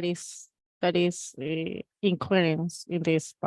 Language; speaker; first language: English; non-native, learner; Spanish